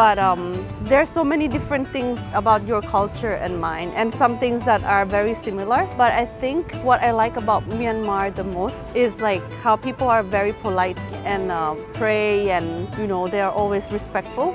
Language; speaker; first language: English; non-native, learner; Thai